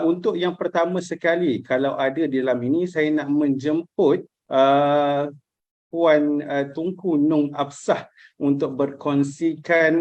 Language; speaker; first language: Malay; native; Malay